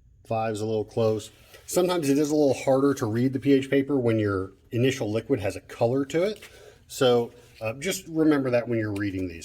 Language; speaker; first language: English; native; English